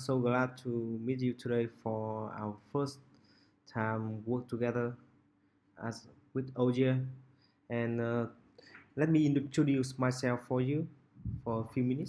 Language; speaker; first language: English; non-native, local second language; Vietnamese